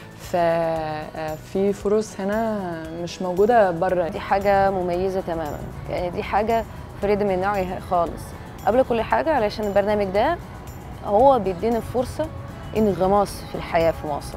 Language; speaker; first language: Arabic; non-native, fluent; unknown